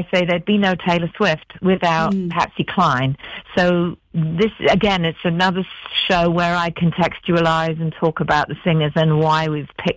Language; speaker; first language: English; native; English